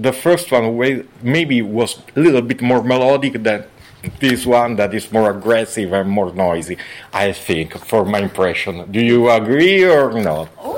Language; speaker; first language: English; non-native, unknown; Italian